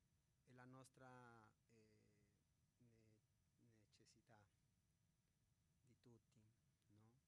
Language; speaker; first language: Italian; non-native, fluent; Spanish